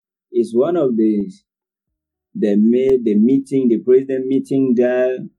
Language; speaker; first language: English; non-native, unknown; French